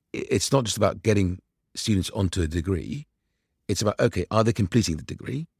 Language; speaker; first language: English; early bilingual, other home language; Arabic